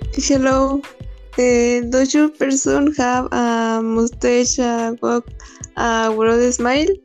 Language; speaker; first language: English; non-native, learner; Spanish